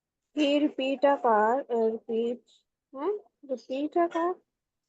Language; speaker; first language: English; non-native, learner; Urdu